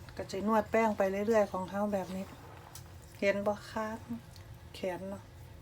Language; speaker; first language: Thai; native; Thai